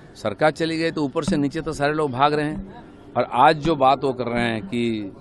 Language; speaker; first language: Hindi; non-native, local second language; Bangla